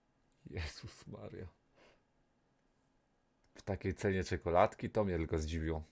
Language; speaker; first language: Polish; native; Polish